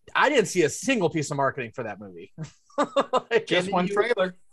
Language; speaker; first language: English; native; English